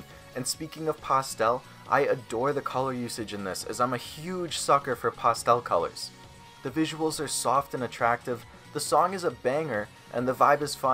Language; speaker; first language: English; native; English